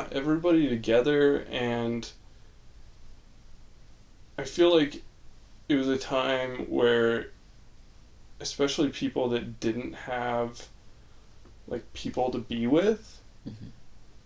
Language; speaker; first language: English; native; English